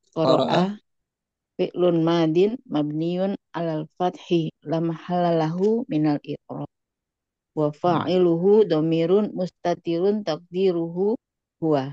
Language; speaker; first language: Arabic; non-native, learner; Indonesian